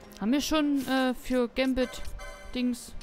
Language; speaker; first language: German; native; German